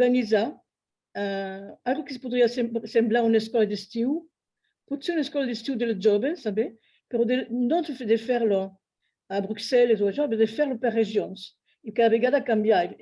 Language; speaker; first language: Catalan; non-native, fluent; French